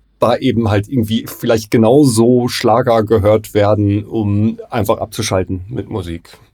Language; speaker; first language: German; native; German